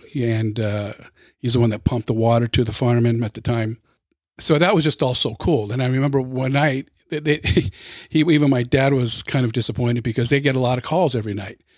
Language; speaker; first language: English; native; English